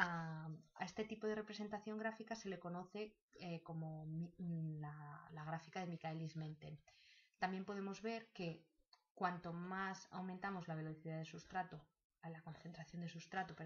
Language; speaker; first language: Spanish; native; Spanish